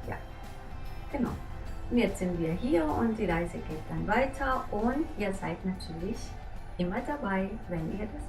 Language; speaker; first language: German; non-native, fluent; Arabic